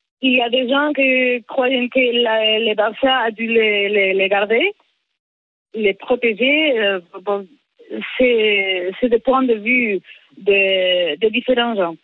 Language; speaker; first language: French; non-native, learner; Spanish